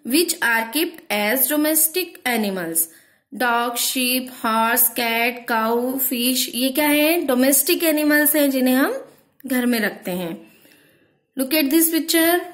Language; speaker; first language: Hindi; native; Hindi